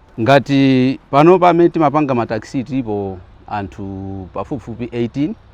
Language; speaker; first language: Nyanja; non-native, local second language; Yao